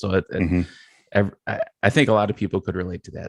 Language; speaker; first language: English; native; English